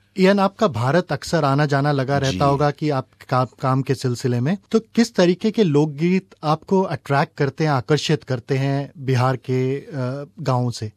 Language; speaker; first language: Hindi; native; Hindi